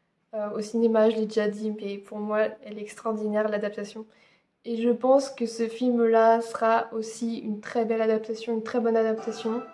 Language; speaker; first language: French; native; French